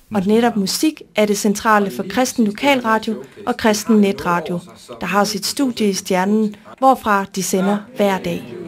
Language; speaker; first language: Danish; native; Danish